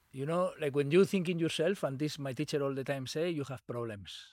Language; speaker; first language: English; non-native, learner; Spanish